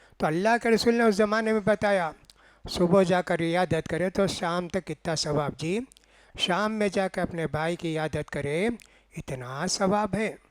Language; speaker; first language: Urdu; native; Urdu